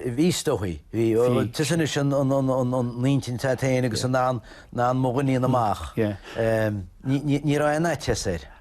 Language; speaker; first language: Irish; native; Irish